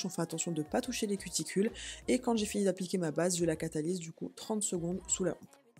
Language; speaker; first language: French; native; French